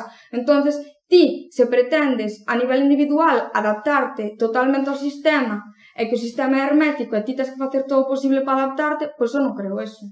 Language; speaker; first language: Galician; non-native, local second language; Spanish